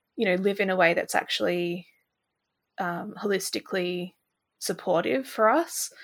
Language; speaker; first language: English; native; English